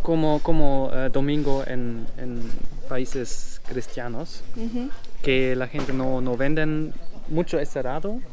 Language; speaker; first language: Spanish; non-native, learner; German